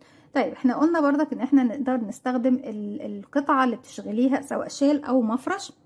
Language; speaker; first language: Arabic; native; Arabic